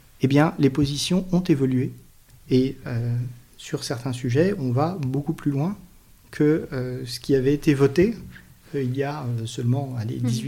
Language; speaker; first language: French; native; French